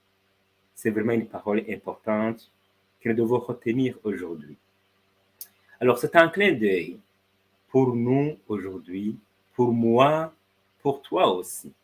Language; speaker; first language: French; non-native, fluent; Spanish